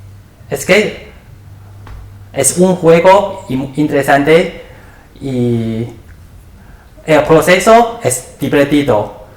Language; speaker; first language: Spanish; non-native, learner; Chinese